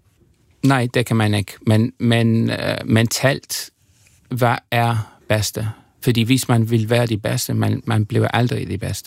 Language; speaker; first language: Danish; non-native, fluent; English